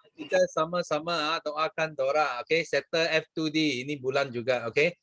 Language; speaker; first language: Malay; non-native, local second language; Chinese